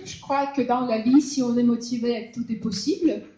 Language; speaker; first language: French; non-native, fluent; Russian